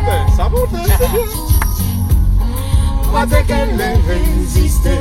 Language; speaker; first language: French; native; French